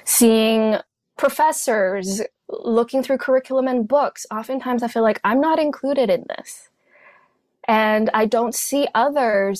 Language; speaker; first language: English; non-native, local second language; Cantonese